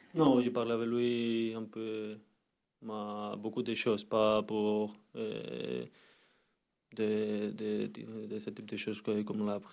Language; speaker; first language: French; non-native, learner; Spanish